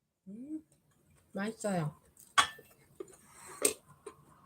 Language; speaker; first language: Korean; non-native, fluent; Filipino